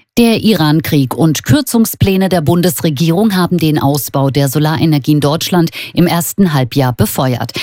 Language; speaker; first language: German; native; German